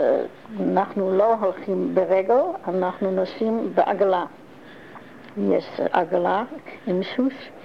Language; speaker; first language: Hebrew; non-native, learner; Dutch